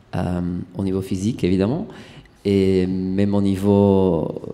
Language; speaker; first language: French; non-native, fluent; Spanish